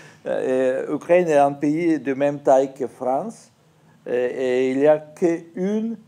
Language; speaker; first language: French; non-native, fluent; Russian